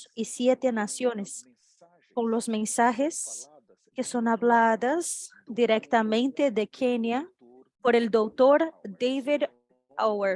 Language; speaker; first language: Spanish; non-native, fluent; Portuguese